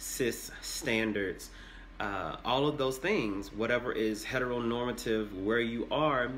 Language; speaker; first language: English; native; English